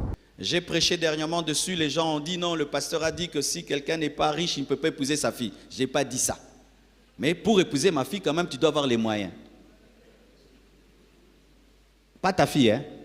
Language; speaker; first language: French; non-native, local second language; Lingala